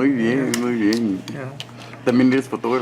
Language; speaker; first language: Spanish; native; Spanish